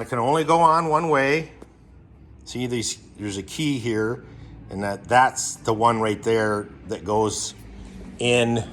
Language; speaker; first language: English; native; English